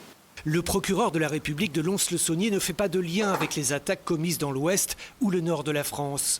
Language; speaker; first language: French; native; French